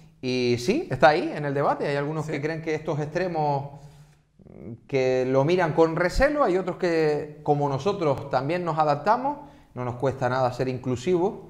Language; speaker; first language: Spanish; native; Spanish